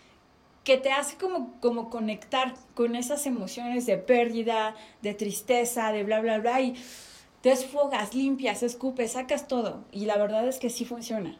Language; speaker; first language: Spanish; native; Spanish